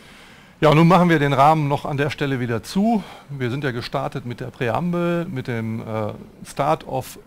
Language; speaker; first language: German; native; German